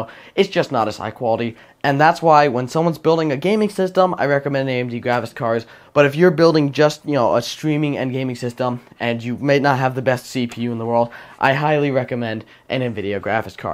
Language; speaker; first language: English; native; English